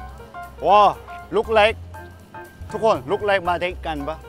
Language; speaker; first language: Thai; non-native, fluent; Korean